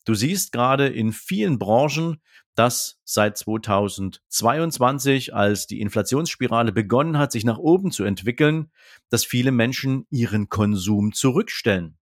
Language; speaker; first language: German; native; German